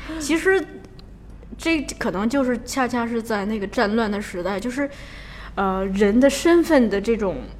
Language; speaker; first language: Chinese; native; Chinese